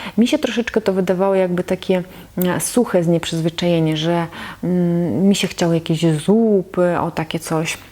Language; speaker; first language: Polish; non-native, fluent; Russian